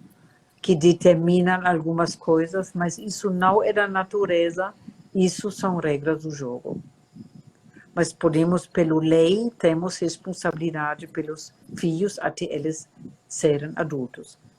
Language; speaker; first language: Portuguese; non-native, fluent; German